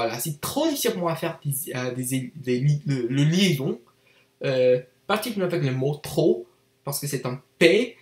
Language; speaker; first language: French; non-native, learner; English